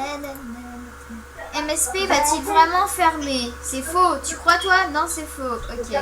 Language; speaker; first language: French; native; French